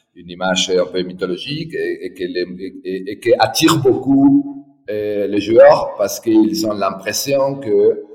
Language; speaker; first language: French; non-native, fluent; Spanish